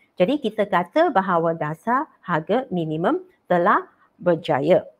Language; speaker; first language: Malay; non-native, local second language; Chinese